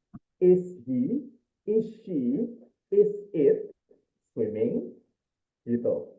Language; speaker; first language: English; non-native, fluent; Indonesian